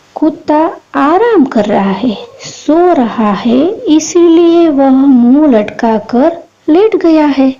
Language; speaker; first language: Hindi; non-native, local second language; Gujarati